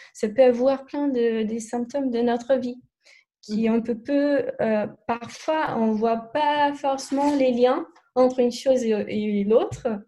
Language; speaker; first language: French; non-native, fluent; Portuguese